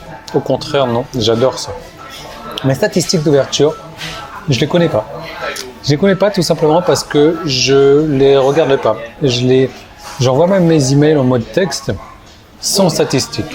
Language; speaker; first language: French; native; French